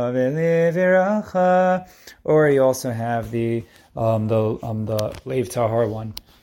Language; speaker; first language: English; native; English